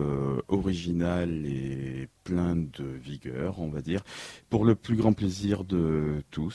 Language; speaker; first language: French; native; French